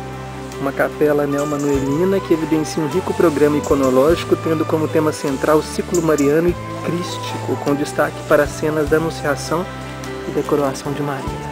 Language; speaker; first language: Portuguese; native; Portuguese